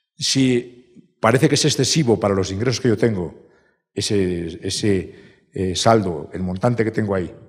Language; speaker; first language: Spanish; native; Spanish